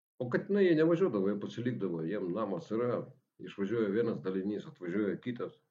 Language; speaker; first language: Lithuanian; non-native, local second language; Russian